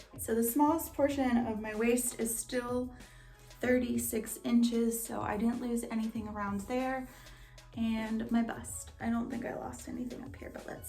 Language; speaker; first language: English; native; English